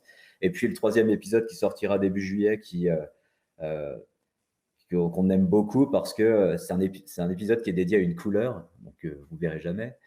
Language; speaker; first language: French; native; French